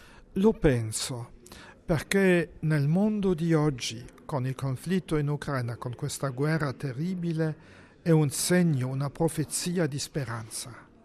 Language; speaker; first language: Italian; non-native, fluent; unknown